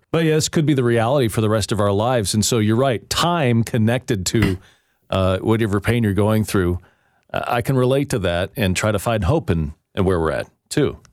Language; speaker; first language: English; native; English